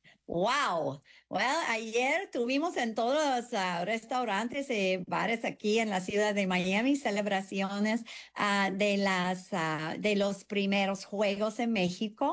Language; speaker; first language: Spanish; non-native, fluent; English